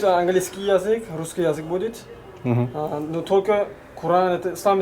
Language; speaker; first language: Russian; non-native, local second language; Uzbek